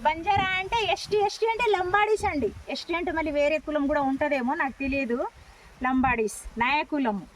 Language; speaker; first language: Telugu; non-native, local second language; Lambadi